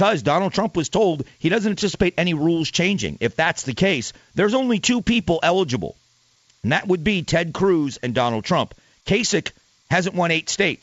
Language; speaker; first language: English; native; English